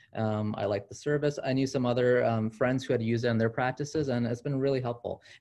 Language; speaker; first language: English; native; English